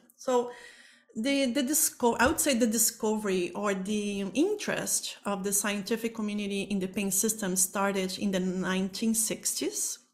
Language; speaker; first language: English; non-native, fluent; Portuguese